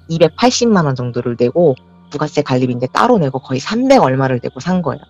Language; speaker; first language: Korean; native; Korean